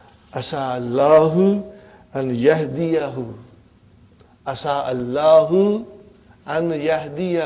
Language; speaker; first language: Arabic; non-native, fluent; Tamil